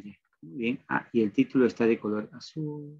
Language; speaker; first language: Spanish; native; Spanish